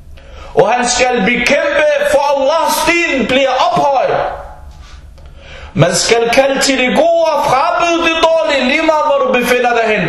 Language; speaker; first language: Danish; early bilingual, other home language; Arabic